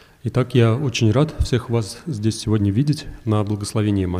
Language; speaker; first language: Russian; native; Russian